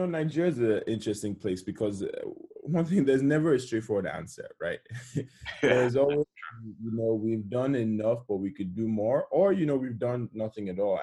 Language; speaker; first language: English; non-native, local second language; Yoruba